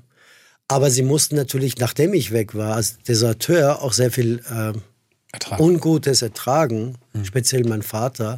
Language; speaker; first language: German; non-native, fluent; Persian